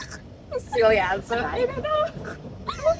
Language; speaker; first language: English; non-native, learner; Indonesian